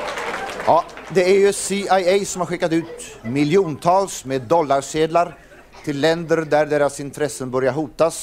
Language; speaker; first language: Swedish; native; Swedish